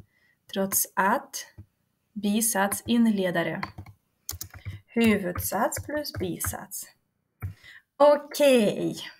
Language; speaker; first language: Swedish; non-native, fluent; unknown